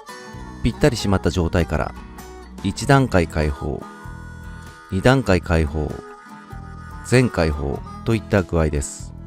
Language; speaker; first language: Japanese; native; Japanese